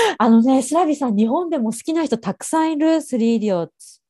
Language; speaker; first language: Japanese; native; Japanese